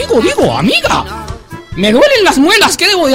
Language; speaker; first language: Spanish; native; Spanish